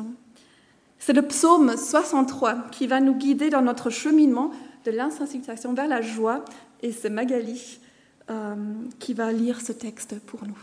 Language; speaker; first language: French; non-native, fluent; German